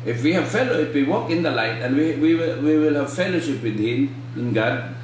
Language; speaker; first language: English; non-native, local second language; Filipino